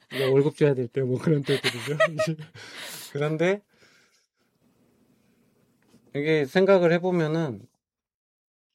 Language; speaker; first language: Korean; native; Korean